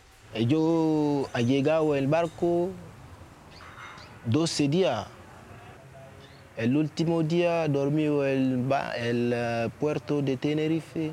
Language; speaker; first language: Spanish; non-native, learner; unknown